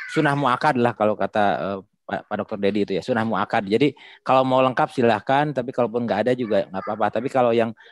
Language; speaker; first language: Indonesian; non-native, local second language; Sundanese